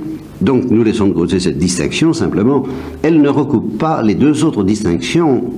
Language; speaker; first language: French; native; French